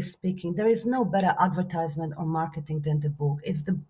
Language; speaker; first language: English; non-native, fluent; Slovak